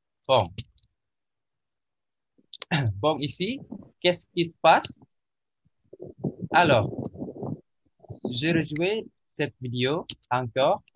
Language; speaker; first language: French; non-native, learner; Indonesian